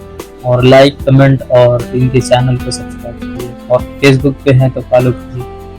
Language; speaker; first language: Hindi; native; Hindi